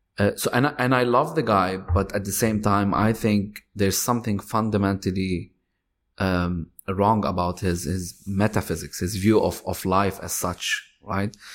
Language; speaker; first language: English; non-native, fluent; Arabic